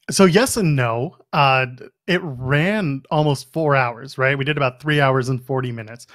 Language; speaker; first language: English; native; English